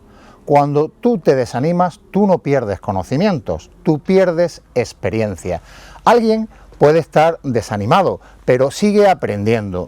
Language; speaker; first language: Spanish; native; Spanish